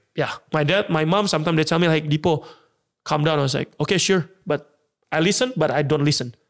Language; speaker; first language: English; non-native, fluent; Indonesian